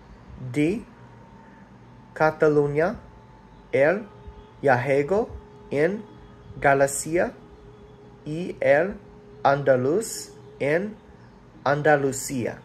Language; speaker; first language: Spanish; non-native, learner; English